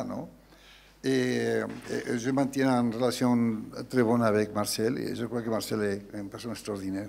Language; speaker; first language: French; non-native, learner; Spanish